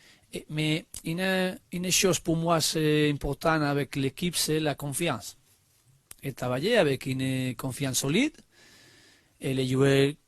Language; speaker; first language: French; non-native, learner; Spanish